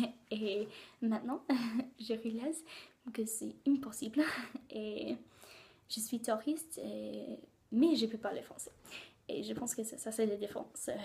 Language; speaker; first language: French; non-native, learner; English